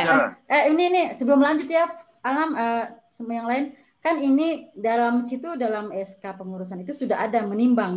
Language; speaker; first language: Indonesian; native; Indonesian